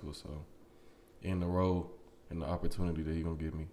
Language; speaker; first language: English; native; English